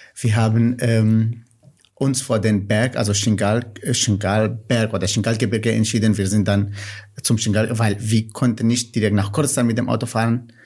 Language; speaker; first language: German; non-native, fluent; Kurdish